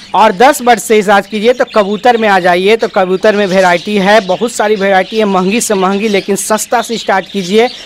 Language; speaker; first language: Hindi; native; Hindi